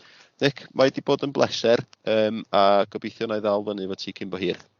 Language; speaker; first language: Welsh; native; Welsh